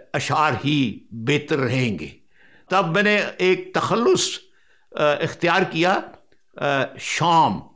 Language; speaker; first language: Urdu; non-native, local second language; Punjabi